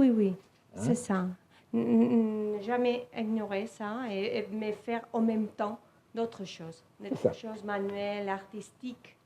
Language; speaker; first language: French; non-native, fluent; Spanish